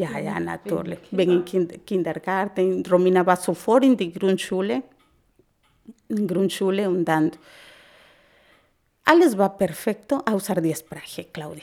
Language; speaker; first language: German; non-native, learner; Spanish